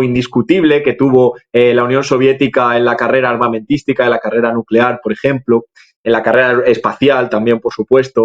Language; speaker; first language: Spanish; native; Spanish